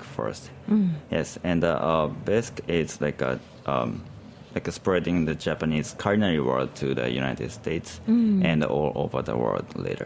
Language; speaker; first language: English; non-native, learner; Japanese